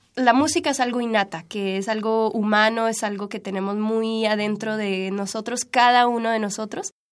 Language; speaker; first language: Spanish; early bilingual, heritage; Spanish